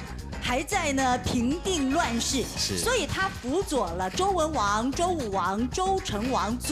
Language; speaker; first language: Chinese; native; Chinese